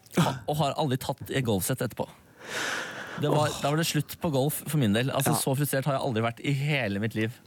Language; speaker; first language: Norwegian; native; Norwegian